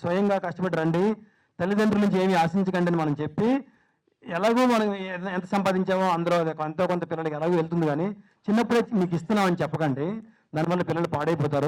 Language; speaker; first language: Telugu; native; Telugu